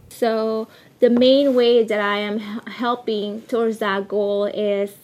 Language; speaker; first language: English; early bilingual, other home language; Spanish